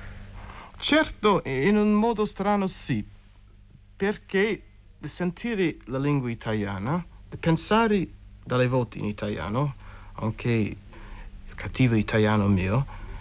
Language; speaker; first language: Italian; non-native, fluent; English